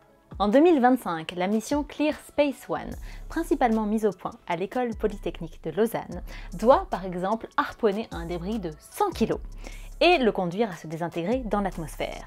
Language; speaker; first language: French; native; French